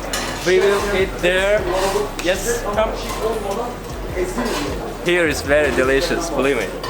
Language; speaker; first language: English; non-native, learner; Turkish